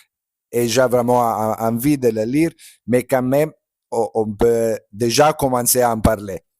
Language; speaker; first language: French; non-native, fluent; Italian